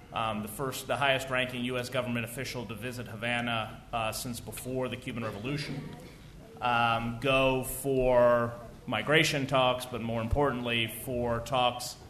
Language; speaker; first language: English; early bilingual, other home language; Spanish